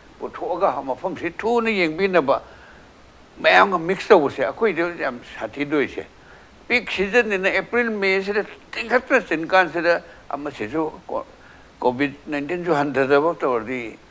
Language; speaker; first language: Manipuri; native; Manipuri